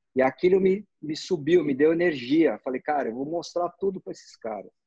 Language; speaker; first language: Portuguese; native; Portuguese